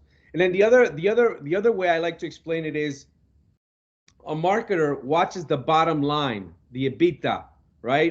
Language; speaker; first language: English; non-native, local second language; Spanish